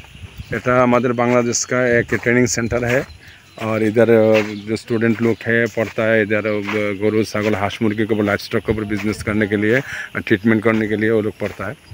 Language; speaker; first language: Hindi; non-native, learner; Bangla